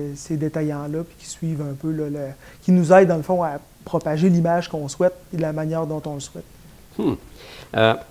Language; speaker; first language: French; native; French